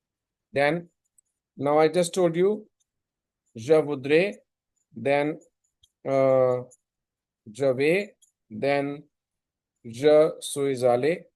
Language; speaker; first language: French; non-native, learner; Hindi